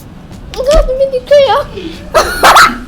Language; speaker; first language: Welsh; non-native, local second language; English